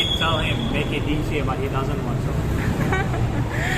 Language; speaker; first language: English; non-native, local second language; Malay